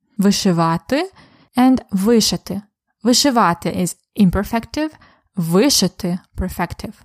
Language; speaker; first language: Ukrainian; native; Ukrainian